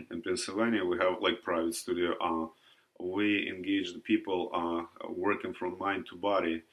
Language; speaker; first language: English; non-native, learner; Russian